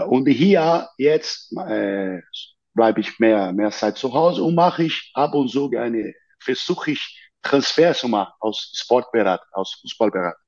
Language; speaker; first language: German; non-native, learner; Portuguese